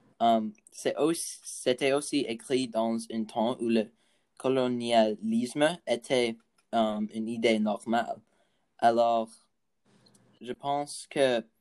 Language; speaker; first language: French; non-native, learner; English